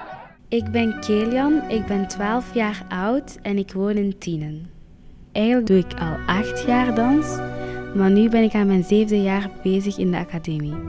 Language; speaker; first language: Dutch; early bilingual, other home language; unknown